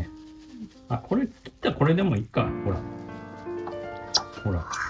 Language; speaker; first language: Japanese; native; Japanese